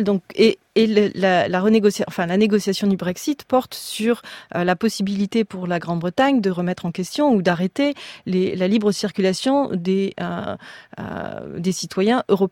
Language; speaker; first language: French; native; French